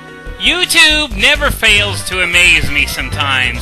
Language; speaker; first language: English; native; English